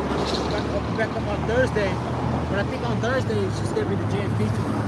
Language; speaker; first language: English; native; English